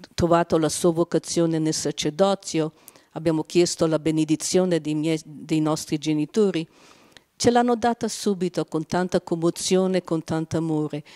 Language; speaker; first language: Italian; non-native, fluent; Slovenian